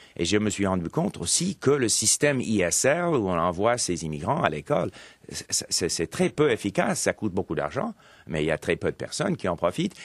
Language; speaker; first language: French; non-native, local second language; English